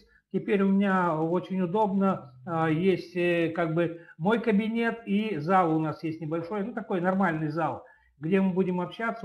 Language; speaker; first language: Russian; native; Russian